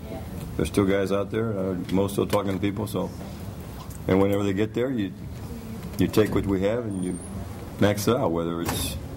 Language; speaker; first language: English; native; English